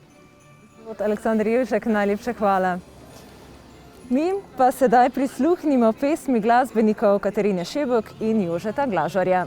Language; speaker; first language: Slovenian; native; Slovenian